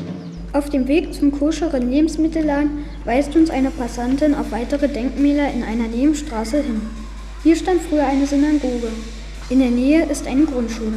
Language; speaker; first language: German; native; German